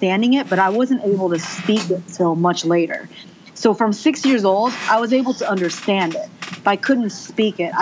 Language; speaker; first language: English; early bilingual, other home language; Chinese